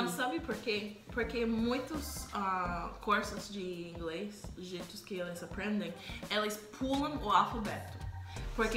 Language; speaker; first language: Portuguese; non-native, fluent; English